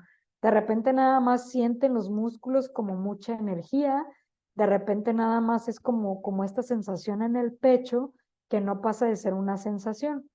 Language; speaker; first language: Spanish; native; Spanish